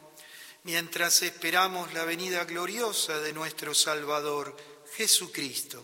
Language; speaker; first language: Spanish; native; Spanish